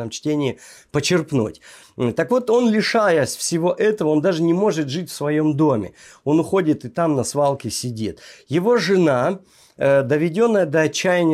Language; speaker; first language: Russian; native; Russian